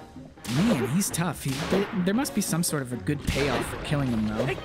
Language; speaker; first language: English; native; English